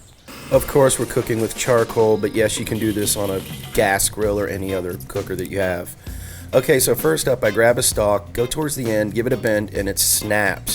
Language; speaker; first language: English; native; English